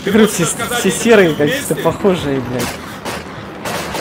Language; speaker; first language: Russian; native; Russian